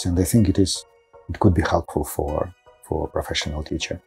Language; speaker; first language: English; non-native, fluent; Russian